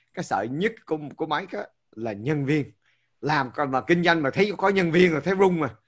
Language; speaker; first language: Vietnamese; early bilingual, heritage; Vietnamese